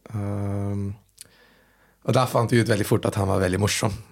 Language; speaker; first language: Norwegian; non-native, fluent; English